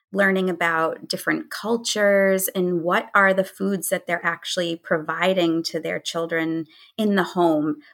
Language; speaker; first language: English; native; English